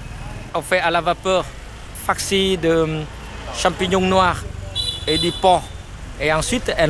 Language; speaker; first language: French; non-native, fluent; Vietnamese